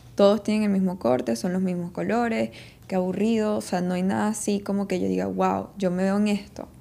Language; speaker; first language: Spanish; early bilingual, heritage; Spanish